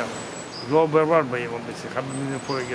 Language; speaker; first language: German; non-native, learner; Russian